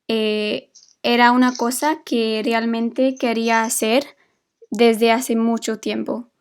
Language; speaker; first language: Spanish; non-native, fluent; English